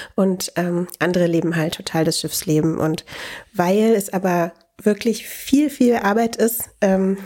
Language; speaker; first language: German; native; German